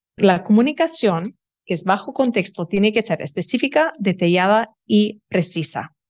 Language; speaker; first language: Spanish; early bilingual, heritage; Spanish